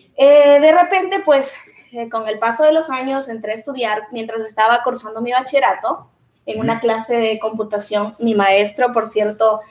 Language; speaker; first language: Spanish; native; Spanish